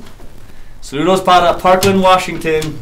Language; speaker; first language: Spanish; non-native, learner; English